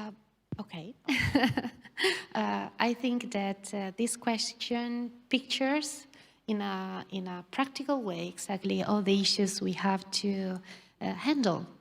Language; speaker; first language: English; non-native, fluent; Italian